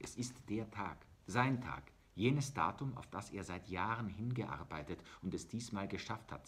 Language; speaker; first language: German; native; German